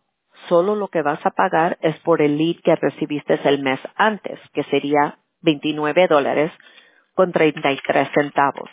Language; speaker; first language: Spanish; early bilingual, heritage; Spanish